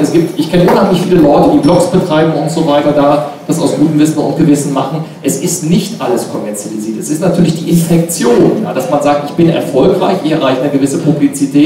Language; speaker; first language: German; native; German